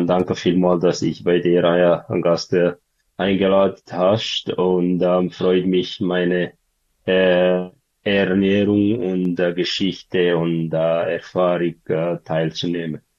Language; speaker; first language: German; non-native, learner; Tigrinya